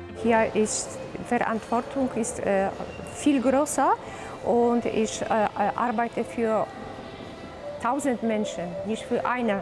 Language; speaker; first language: German; non-native, learner; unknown